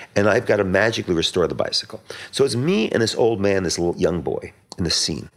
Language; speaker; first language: English; native; English